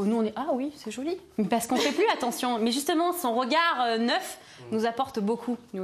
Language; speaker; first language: French; native; French